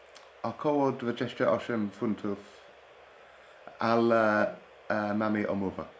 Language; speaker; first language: Polish; non-native, learner; English